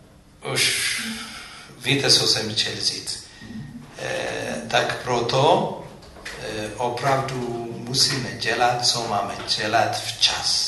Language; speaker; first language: Czech; non-native, fluent; Amharic